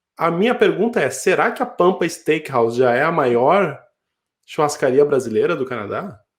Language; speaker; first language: Portuguese; native; Portuguese